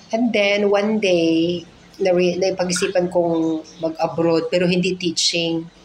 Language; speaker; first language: Filipino; non-native, local second language; Cebuano